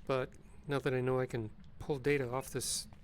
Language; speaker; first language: English; native; English